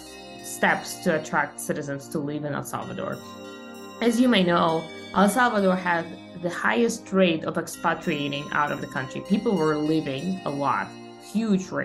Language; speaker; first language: English; non-native, fluent; Russian